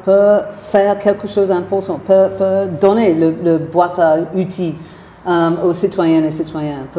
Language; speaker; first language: French; non-native, fluent; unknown